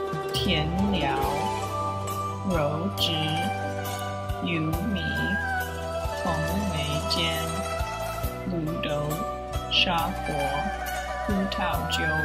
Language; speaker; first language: Chinese; non-native, learner; English